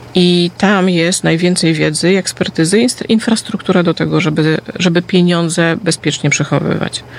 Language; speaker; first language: Polish; native; Polish